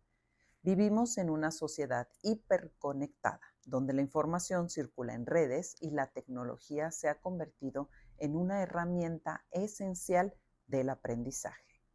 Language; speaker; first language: Spanish; native; Spanish